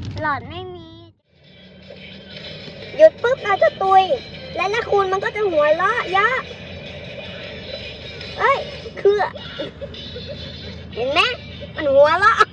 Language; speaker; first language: Thai; native; Thai